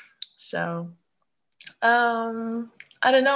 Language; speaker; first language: English; non-native, fluent; Russian